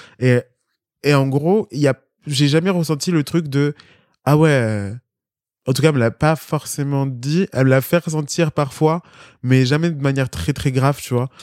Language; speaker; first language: French; early bilingual, other home language; Spanish